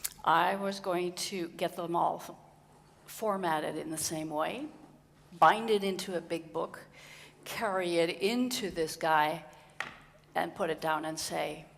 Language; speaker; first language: English; non-native, fluent; Dutch